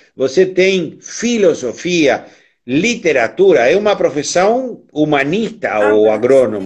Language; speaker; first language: Portuguese; non-native, learner; Spanish